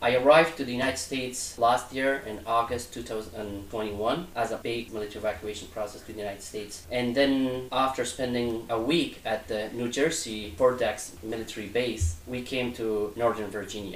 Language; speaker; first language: English; non-native, fluent; Persian